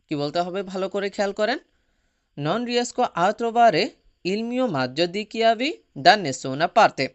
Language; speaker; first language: Italian; non-native, fluent; Bangla